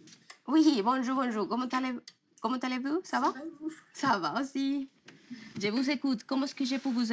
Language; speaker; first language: French; non-native, learner; Spanish